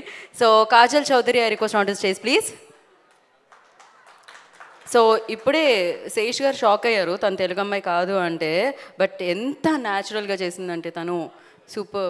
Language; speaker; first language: Telugu; native; Telugu